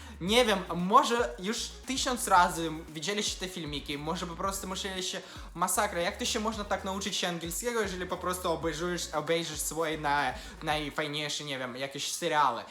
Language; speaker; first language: Polish; non-native, fluent; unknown